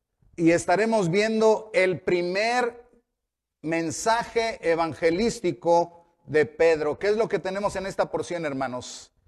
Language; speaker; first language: Spanish; native; Spanish